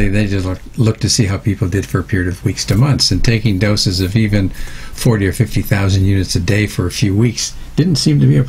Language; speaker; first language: English; native; English